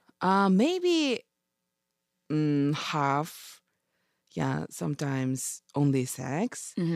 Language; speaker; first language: English; non-native, learner; Japanese